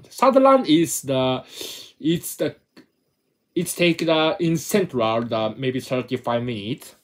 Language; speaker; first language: English; non-native, learner; Japanese